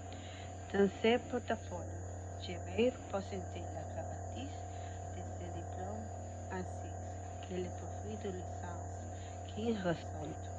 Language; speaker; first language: French; non-native, learner; Spanish